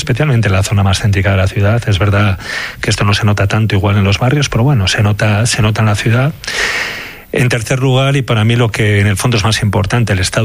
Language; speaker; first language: Spanish; native; Spanish